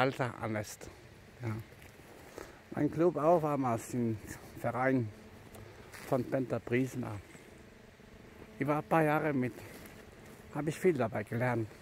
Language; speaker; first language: German; non-native, fluent; Albanian